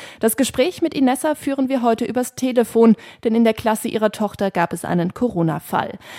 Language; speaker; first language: German; native; German